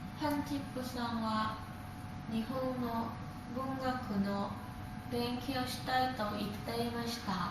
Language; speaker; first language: Japanese; non-native, fluent; Thai